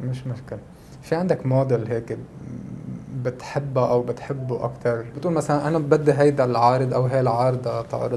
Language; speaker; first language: Arabic; native; Arabic